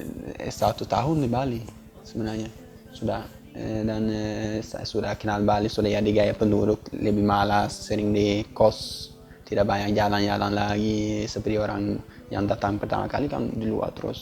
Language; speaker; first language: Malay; non-native, fluent; Swedish